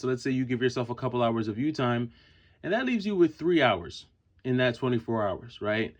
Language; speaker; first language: English; native; English